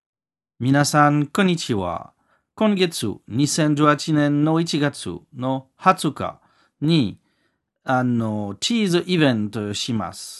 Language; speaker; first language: Japanese; non-native, learner; French